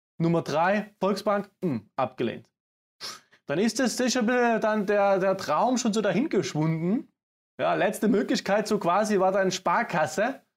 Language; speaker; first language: German; native; German